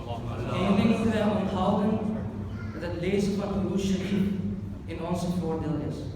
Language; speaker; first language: Dutch; early bilingual, other home language; Urdu